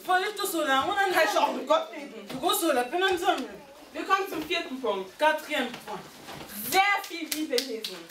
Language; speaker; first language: German; early bilingual, heritage; Lingala